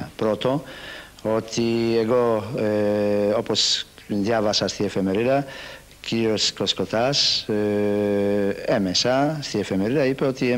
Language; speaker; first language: Greek; non-native, learner; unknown